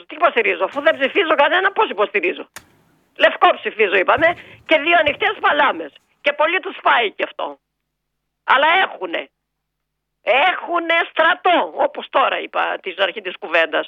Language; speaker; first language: Greek; native; Greek